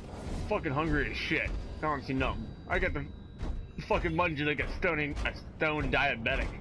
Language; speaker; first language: English; native; English